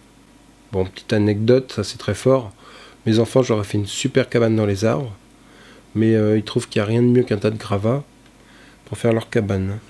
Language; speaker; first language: French; native; French